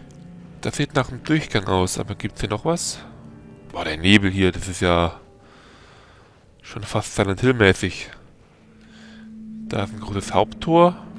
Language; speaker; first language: German; native; German